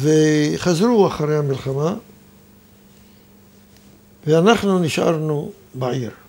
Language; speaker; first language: Hebrew; non-native, fluent; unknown